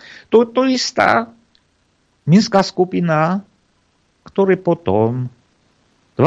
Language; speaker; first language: Slovak; non-native, fluent; Armenian